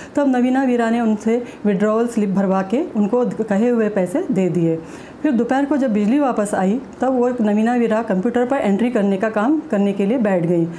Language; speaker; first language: Hindi; non-native, local second language; Marathi